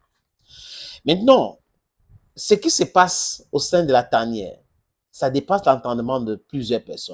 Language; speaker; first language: French; non-native, local second language; English